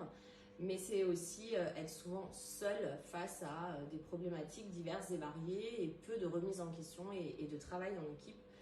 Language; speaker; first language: French; native; French